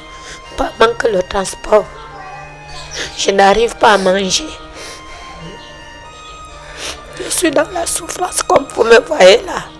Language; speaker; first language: French; non-native, local second language; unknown